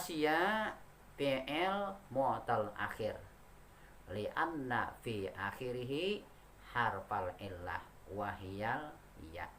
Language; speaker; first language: Arabic; non-native, fluent; Indonesian